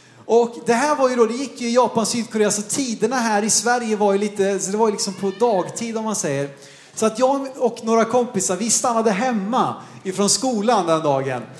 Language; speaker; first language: Swedish; native; Swedish